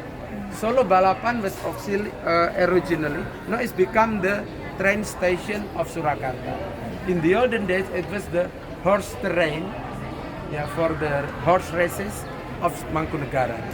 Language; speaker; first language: English; non-native, learner; Indonesian